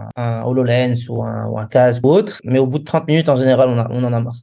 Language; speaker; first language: French; non-native, local second language; Arabic